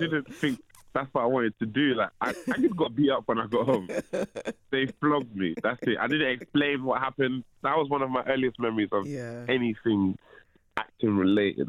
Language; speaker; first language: English; non-native, local second language; French